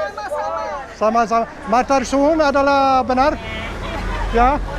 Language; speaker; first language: Indonesian; non-native, learner; English